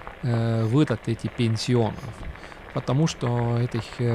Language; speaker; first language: Russian; non-native, local second language; Estonian